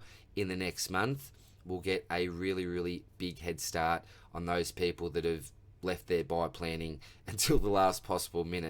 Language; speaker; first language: English; native; English